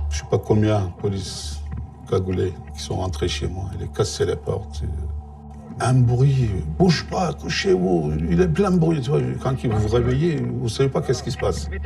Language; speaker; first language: French; non-native, learner; Turkish